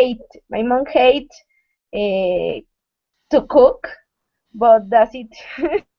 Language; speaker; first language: English; non-native, learner; Spanish